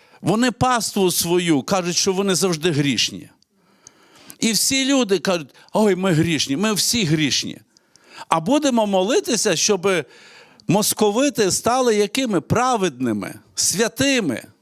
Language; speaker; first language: Ukrainian; native; Ukrainian